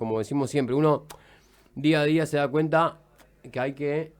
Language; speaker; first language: Spanish; native; Spanish